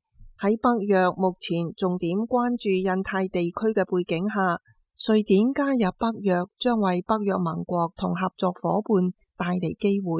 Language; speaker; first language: Chinese; non-native, local second language; Cantonese